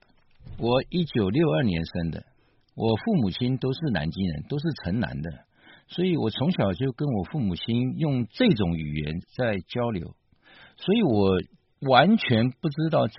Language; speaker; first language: Chinese; native; Chinese